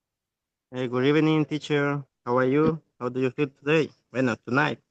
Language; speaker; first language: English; non-native, learner; Spanish